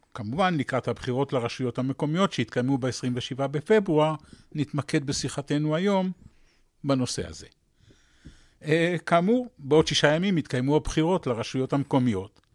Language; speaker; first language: Hebrew; native; Hebrew